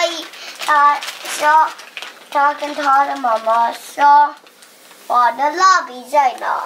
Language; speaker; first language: Chinese; early bilingual, heritage; Chinese